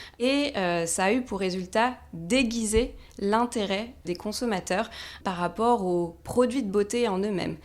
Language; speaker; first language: French; native; French